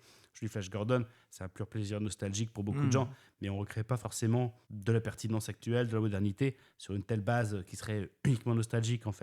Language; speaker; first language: French; native; French